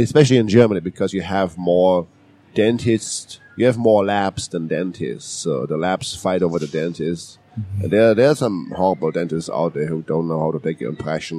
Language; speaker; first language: English; non-native, fluent; German